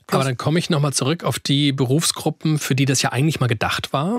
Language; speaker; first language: German; native; German